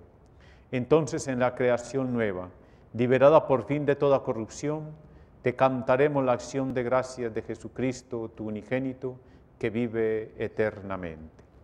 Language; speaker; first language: Spanish; native; Spanish